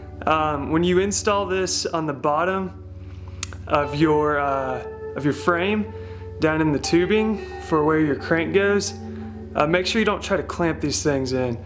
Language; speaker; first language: English; native; English